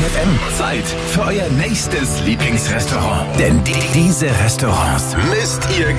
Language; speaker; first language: German; native; German